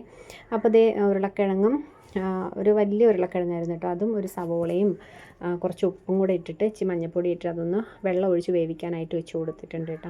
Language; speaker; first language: Malayalam; native; Malayalam